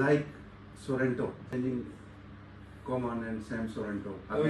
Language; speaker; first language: English; non-native, learner; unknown